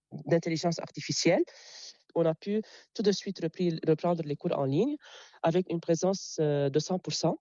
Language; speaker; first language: French; non-native, local second language; Arabic